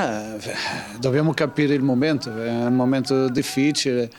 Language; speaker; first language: Italian; non-native, fluent; Portuguese